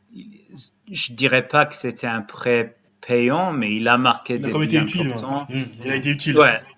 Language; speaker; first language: French; early bilingual, heritage; English